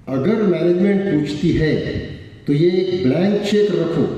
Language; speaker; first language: Hindi; non-native, local second language; Marathi